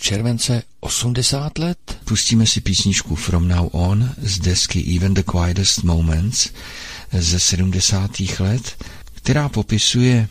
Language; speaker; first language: Czech; native; Czech